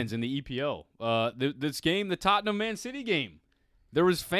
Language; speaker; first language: English; native; English